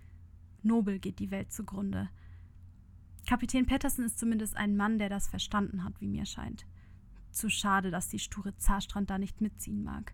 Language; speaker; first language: German; native; German